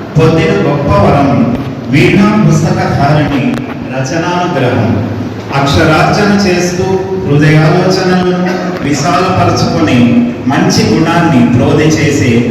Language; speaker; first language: Telugu; native; Telugu